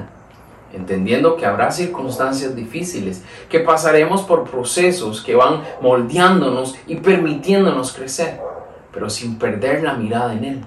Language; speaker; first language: Spanish; native; Spanish